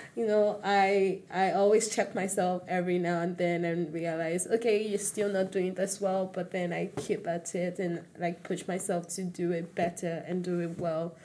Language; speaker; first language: English; non-native, local second language; Yoruba